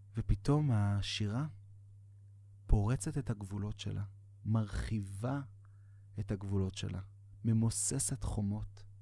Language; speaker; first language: Hebrew; native; Hebrew